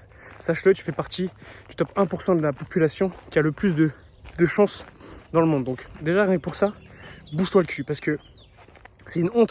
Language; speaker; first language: French; native; French